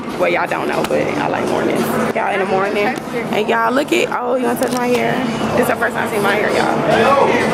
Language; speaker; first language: English; native; English